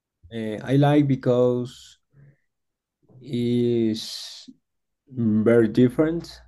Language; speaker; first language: English; non-native, learner; Spanish